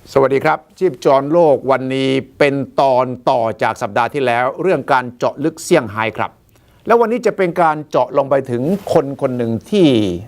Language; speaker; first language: Thai; native; Thai